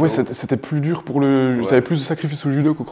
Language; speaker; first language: French; native; French